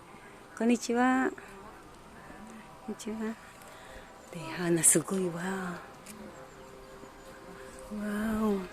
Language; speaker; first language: Japanese; non-native, learner; Filipino